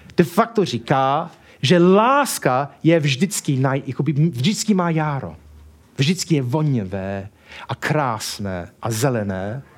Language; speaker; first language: Czech; non-native, fluent; English